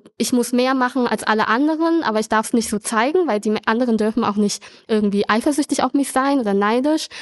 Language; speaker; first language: German; early bilingual, other home language; Vietnamese